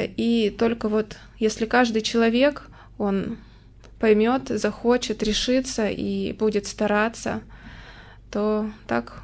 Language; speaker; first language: Russian; native; Russian